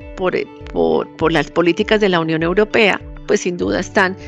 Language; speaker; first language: Spanish; native; Spanish